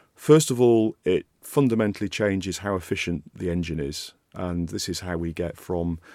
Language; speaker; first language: English; native; English